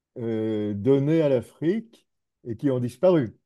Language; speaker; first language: French; native; French